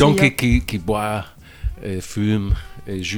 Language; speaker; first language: French; non-native, fluent; English